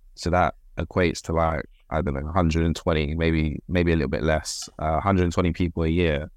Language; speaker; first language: English; native; English